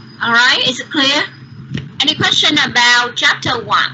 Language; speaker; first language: English; non-native, learner; Vietnamese